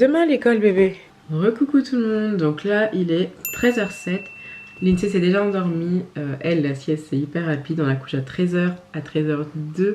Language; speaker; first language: French; native; French